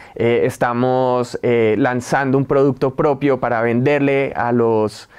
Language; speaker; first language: Spanish; native; Spanish